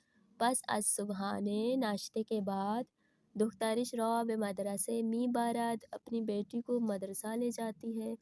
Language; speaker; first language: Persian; non-native, fluent; Urdu